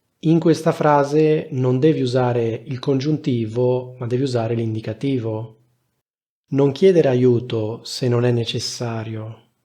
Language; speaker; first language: Italian; native; Italian